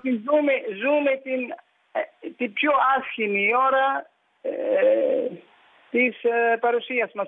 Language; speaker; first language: Greek; early bilingual, heritage; Greek